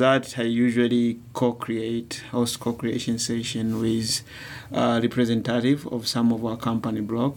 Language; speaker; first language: English; non-native, local second language; Swahili